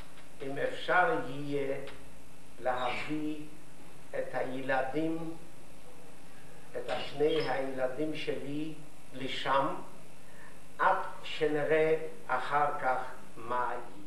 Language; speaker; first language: Hebrew; non-native, fluent; Yiddish